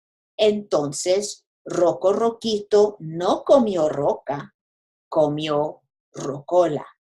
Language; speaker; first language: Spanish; non-native, fluent; English